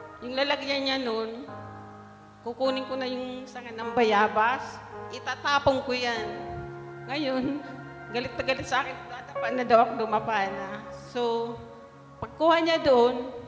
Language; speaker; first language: Filipino; non-native, local second language; Bikol